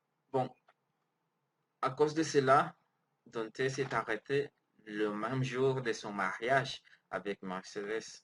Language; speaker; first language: French; non-native, learner; Spanish